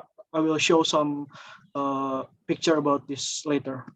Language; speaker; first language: English; non-native, fluent; Indonesian